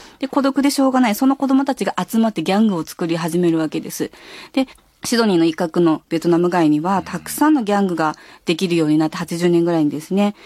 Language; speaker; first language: Japanese; native; Japanese